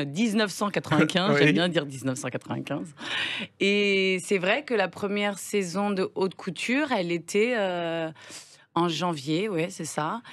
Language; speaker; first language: French; native; French